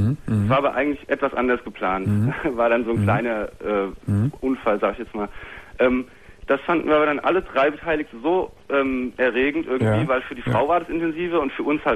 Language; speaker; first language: German; native; German